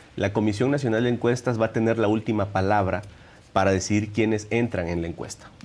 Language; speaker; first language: Spanish; native; Spanish